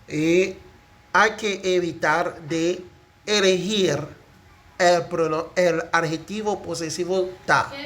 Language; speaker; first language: Spanish; non-native, fluent; Haitian Creole